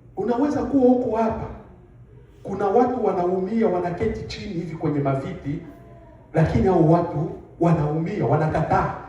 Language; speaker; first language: Swahili; native; Swahili